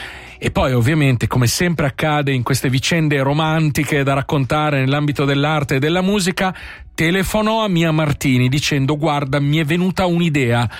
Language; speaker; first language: Italian; native; Italian